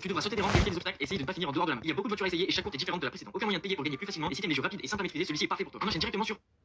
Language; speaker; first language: French; native; French